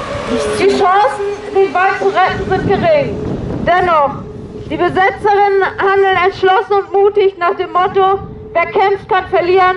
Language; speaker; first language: German; native; German